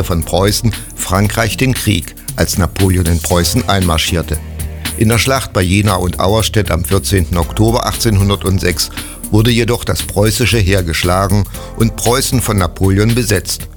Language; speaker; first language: German; native; German